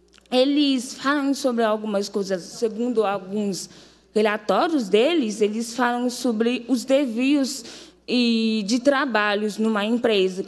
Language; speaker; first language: Portuguese; non-native, fluent; Haitian Creole